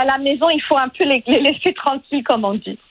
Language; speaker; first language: French; non-native, fluent; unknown